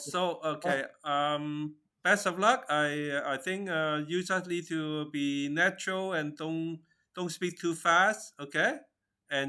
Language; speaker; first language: English; non-native, fluent; Chinese